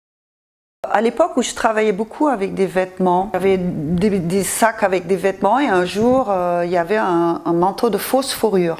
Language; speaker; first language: French; non-native, fluent; Dutch